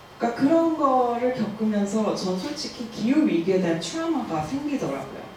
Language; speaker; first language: Korean; early bilingual, heritage; Korean